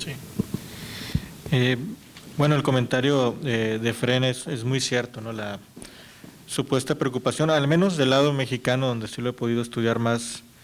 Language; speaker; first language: Spanish; native; Spanish